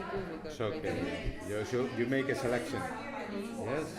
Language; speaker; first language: English; non-native, learner; Basque